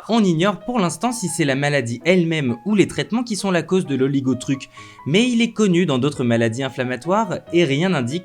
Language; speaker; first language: French; native; French